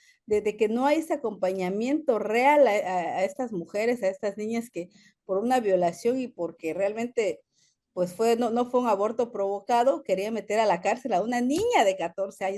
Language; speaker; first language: Spanish; native; Spanish